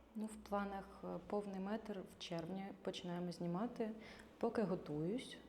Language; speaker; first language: Ukrainian; non-native, local second language; Russian